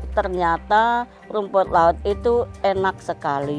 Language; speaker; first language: Indonesian; non-native, local second language; Javanese